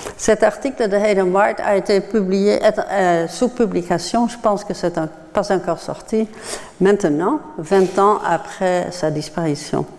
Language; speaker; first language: French; non-native, fluent; Dutch